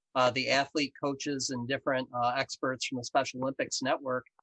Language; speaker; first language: English; native; English